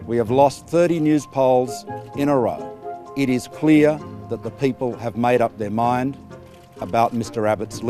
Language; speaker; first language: English; native; English